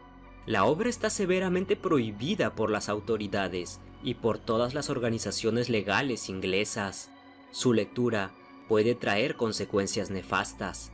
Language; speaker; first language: Spanish; native; Spanish